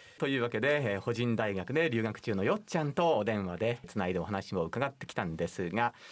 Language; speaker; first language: Japanese; native; Japanese